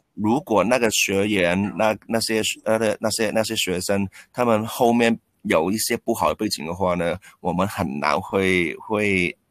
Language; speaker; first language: Chinese; non-native, local second language; Cantonese